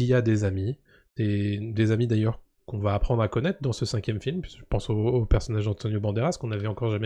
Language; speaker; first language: French; native; French